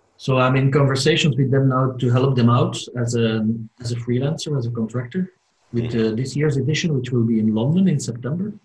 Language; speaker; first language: English; non-native, fluent; Dutch